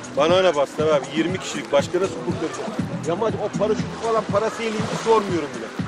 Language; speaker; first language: Turkish; native; Turkish